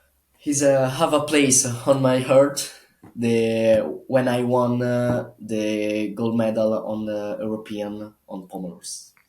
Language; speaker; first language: English; non-native, learner; Italian